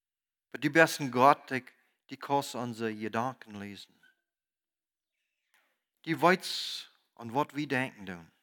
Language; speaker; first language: German; non-native, learner; Plautdietsch